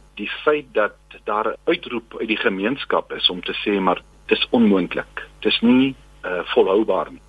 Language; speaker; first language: Afrikaans; native; Afrikaans